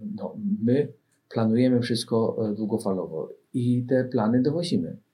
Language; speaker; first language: Polish; native; Polish